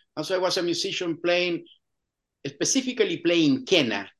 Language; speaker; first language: English; non-native, fluent; Spanish